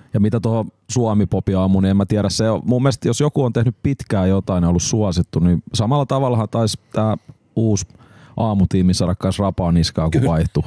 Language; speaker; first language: Finnish; native; Finnish